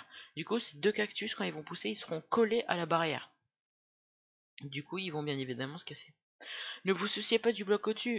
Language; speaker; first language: French; native; French